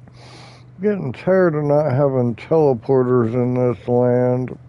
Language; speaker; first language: English; native; English